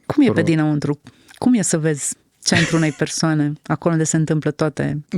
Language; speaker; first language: Romanian; native; Romanian